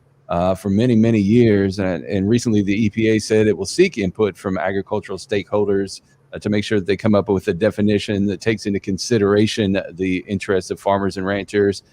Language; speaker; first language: English; native; English